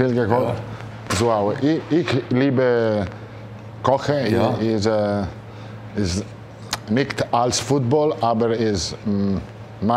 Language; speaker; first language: German; non-native, learner; Italian